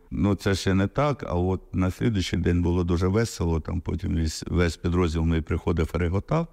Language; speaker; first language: Ukrainian; non-native, local second language; Russian